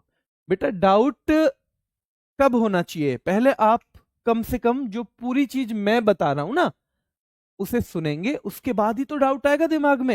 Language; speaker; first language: Hindi; native; Hindi